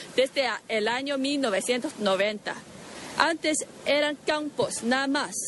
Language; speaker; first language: Spanish; non-native, learner; Chinese